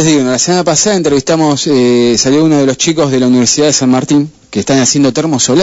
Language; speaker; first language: Spanish; native; Spanish